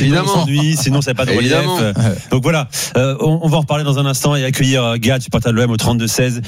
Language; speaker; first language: French; native; French